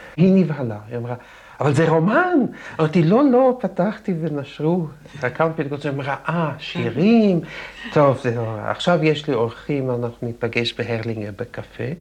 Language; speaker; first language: Hebrew; non-native, fluent; German